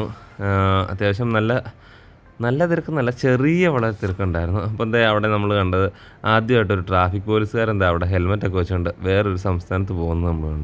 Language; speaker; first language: Malayalam; native; Malayalam